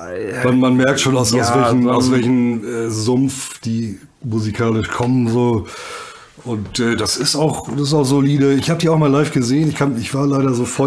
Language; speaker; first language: German; native; German